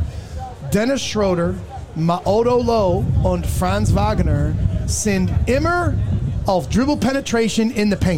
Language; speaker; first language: German; non-native, learner; English